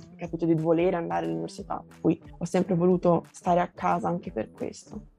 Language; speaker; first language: Italian; early bilingual, other home language; Portuguese